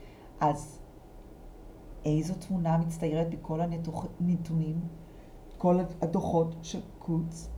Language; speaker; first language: Hebrew; native; Hebrew